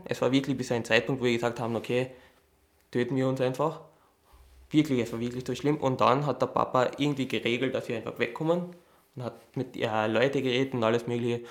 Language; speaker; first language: German; non-native, fluent; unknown